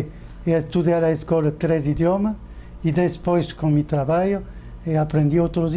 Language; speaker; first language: Portuguese; non-native, fluent; French